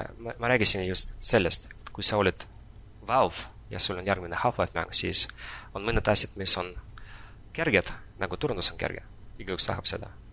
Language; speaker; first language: Estonian; non-native, local second language; Russian